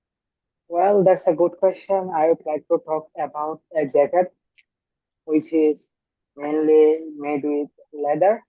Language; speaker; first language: English; non-native, learner; Bangla